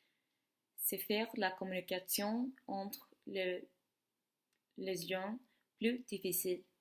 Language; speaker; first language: French; non-native, learner; Swedish